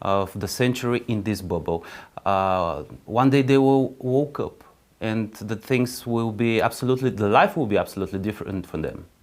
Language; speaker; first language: English; non-native, fluent; Bulgarian